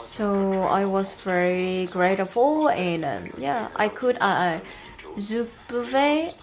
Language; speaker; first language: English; non-native, learner; Korean